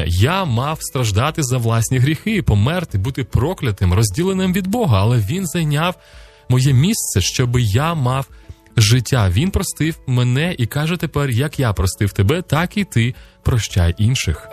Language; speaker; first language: Ukrainian; native; Ukrainian